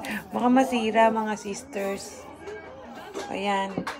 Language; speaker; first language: Filipino; native; Filipino